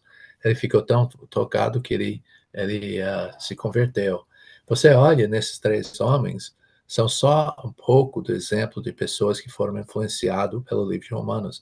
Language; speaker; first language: Portuguese; non-native, fluent; English